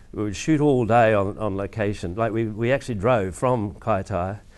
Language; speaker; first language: English; native; English